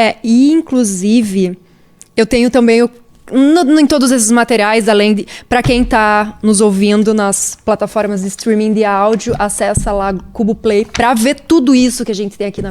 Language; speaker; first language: Portuguese; native; Portuguese